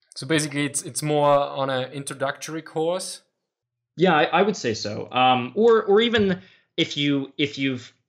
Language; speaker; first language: English; native; English